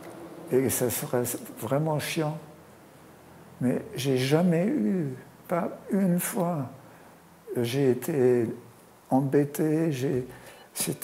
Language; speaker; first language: French; non-native, fluent; German